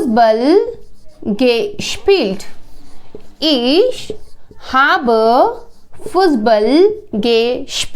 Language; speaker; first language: German; non-native, fluent; Hindi